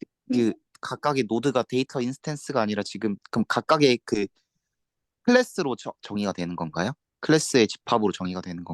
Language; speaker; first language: Korean; native; Korean